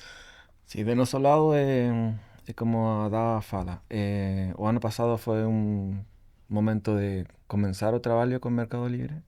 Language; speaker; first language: Portuguese; non-native, fluent; Spanish